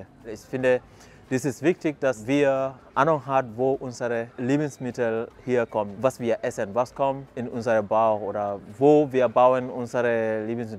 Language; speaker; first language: German; non-native, fluent; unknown